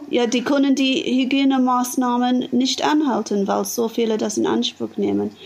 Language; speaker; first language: German; non-native, fluent; English